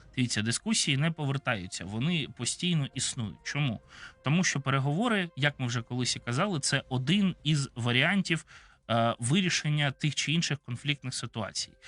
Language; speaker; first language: Ukrainian; non-native, local second language; Russian